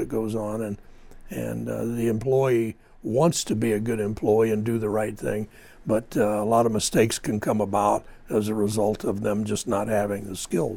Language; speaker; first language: English; native; English